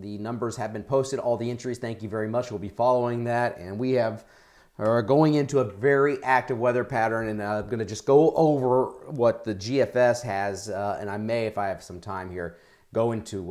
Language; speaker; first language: English; native; English